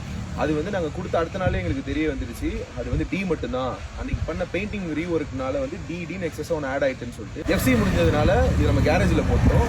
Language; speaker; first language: Tamil; native; Tamil